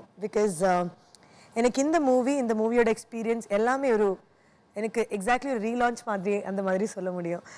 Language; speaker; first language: Tamil; non-native, fluent; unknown